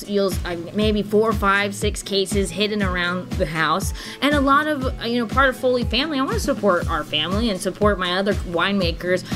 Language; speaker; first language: English; native; English